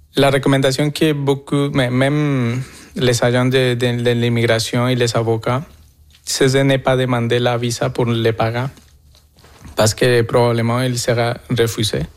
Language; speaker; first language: French; non-native, fluent; Spanish